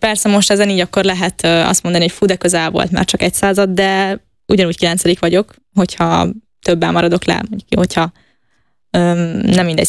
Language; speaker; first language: Hungarian; native; Hungarian